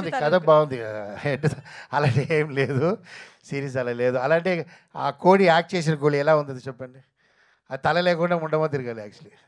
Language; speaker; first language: Telugu; non-native, fluent; Tamil